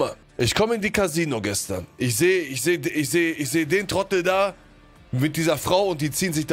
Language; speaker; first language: German; native; German